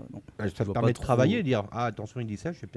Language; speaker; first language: French; native; French